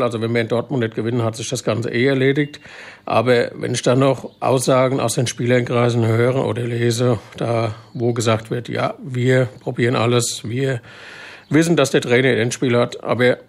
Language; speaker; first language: German; native; German